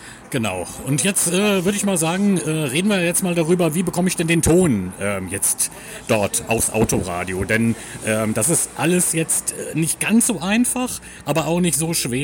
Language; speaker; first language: German; native; German